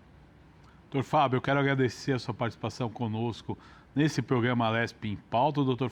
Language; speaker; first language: Portuguese; native; Portuguese